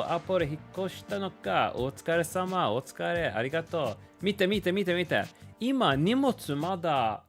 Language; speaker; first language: Japanese; non-native, learner; English